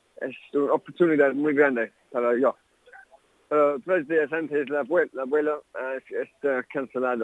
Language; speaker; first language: Spanish; non-native, learner; English